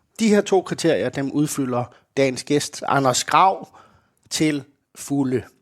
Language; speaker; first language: Danish; native; Danish